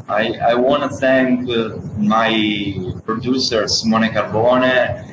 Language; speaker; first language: English; non-native, learner; Italian